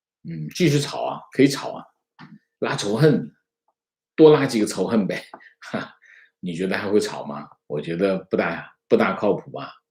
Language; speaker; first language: Chinese; native; Chinese